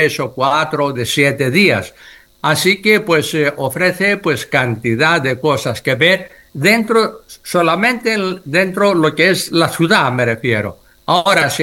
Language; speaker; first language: Spanish; non-native, fluent; Greek